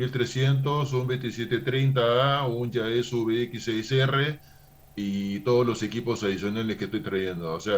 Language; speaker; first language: Spanish; native; Spanish